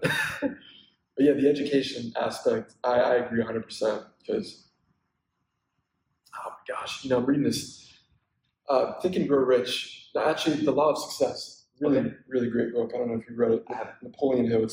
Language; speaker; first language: English; native; English